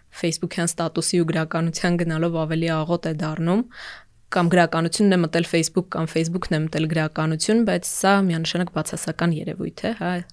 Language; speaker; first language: Armenian; native; Armenian